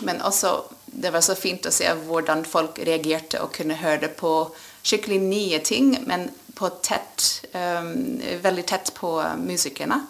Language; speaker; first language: Norwegian; non-native, fluent; English